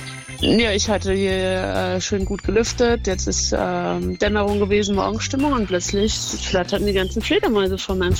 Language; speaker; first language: German; native; German